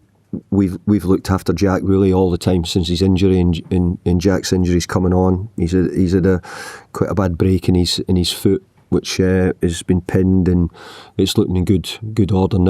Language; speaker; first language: English; native; English